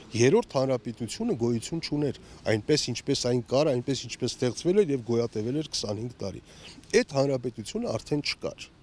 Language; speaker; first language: Armenian; native; Armenian